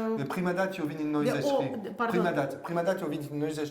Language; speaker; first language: Romanian; non-native, learner; French